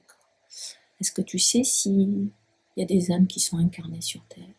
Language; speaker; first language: French; native; French